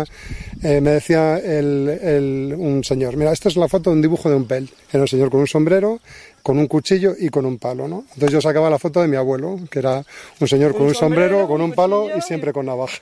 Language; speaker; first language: Spanish; native; Spanish